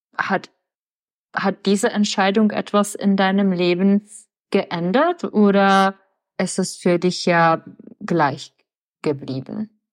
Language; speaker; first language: German; non-native, fluent; Czech